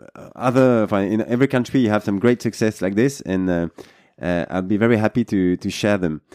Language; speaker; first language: English; non-native, fluent; French